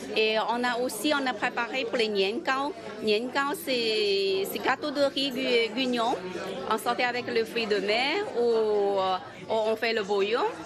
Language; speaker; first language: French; non-native, learner; Chinese